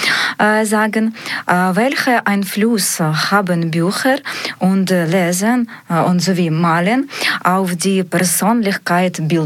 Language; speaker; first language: German; non-native, learner; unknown